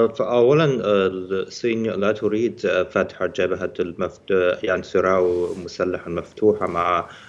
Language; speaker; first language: Arabic; non-native, fluent; Chinese